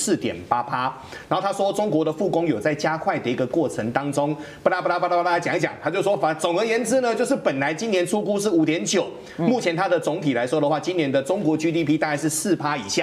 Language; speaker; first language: Chinese; native; Chinese